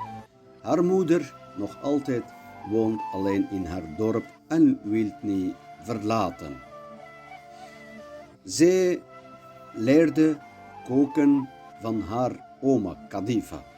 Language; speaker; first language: Dutch; non-native, learner; Kurdish